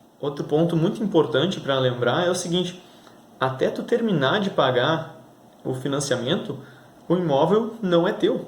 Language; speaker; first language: Portuguese; native; Portuguese